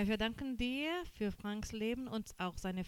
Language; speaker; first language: German; non-native, learner; Portuguese